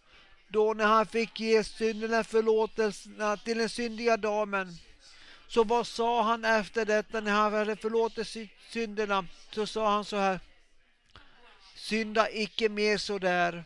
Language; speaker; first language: Swedish; non-native, local second language; Finnish